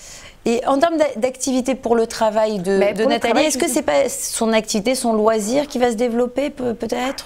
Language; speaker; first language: French; native; French